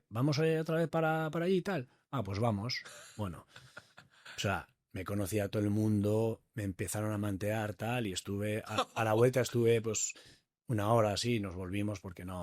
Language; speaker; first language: Spanish; native; Spanish